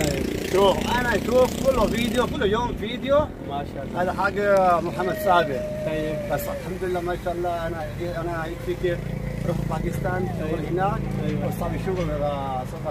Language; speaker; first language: Arabic; non-native, learner; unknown